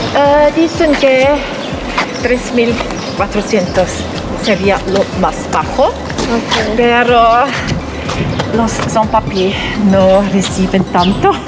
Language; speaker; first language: Spanish; non-native, learner; Italian